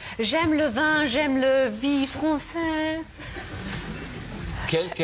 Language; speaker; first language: French; non-native, learner; German